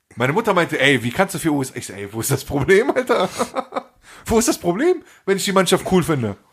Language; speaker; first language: German; native; German